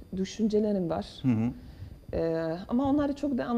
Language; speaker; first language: Turkish; non-native, fluent; Polish